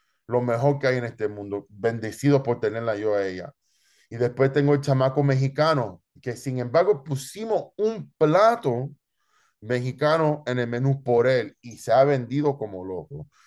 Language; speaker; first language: Spanish; early bilingual, heritage; Spanish